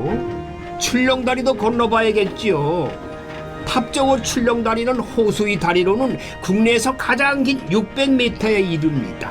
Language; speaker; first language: Korean; native; Korean